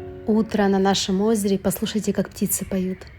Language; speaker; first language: Russian; native; Russian